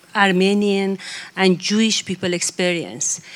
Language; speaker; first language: English; non-native, fluent; Persian